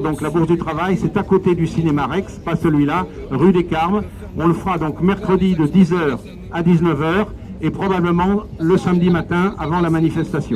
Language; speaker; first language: French; native; French